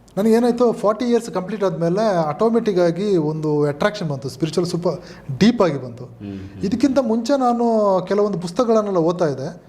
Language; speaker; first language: Kannada; non-native, local second language; Malayalam